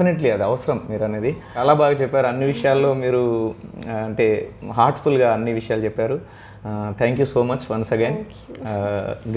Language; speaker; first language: Telugu; native; Telugu